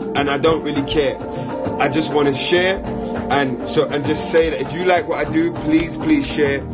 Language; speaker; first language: English; native; English